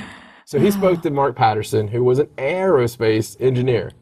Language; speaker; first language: English; native; English